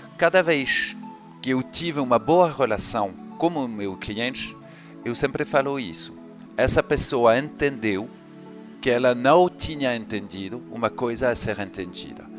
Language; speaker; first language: Portuguese; non-native, fluent; French